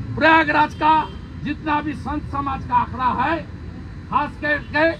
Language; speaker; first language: Hindi; non-native, local second language; Bangla